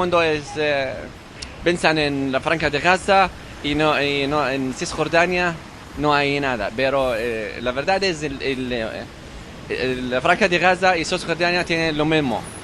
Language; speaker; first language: Spanish; non-native, learner; Arabic